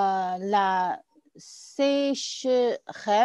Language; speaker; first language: French; non-native, learner; Chinese